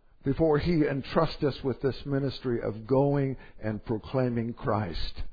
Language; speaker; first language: English; native; English